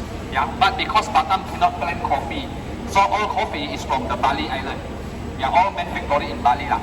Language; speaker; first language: English; non-native, learner; Indonesian